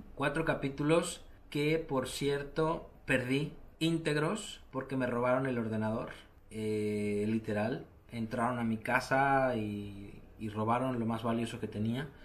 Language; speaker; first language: Spanish; native; Spanish